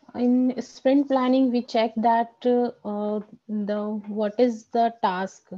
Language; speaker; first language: English; non-native, local second language; Hindi